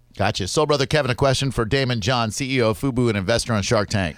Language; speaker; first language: English; native; English